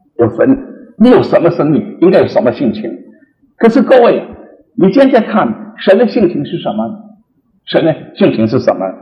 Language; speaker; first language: Chinese; native; Chinese